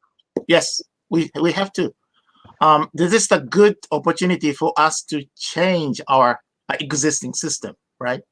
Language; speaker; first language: English; non-native, fluent; Japanese